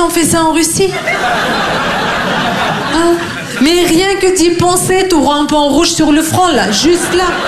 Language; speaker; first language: French; non-native, fluent; Russian